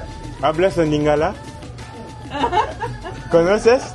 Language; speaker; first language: Spanish; non-native, learner; French